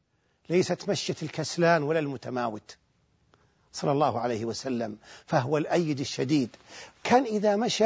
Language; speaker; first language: Arabic; native; Arabic